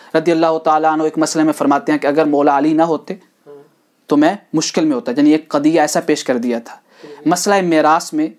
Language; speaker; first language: Urdu; non-native, local second language; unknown